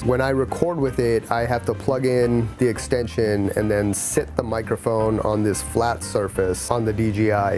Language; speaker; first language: English; native; English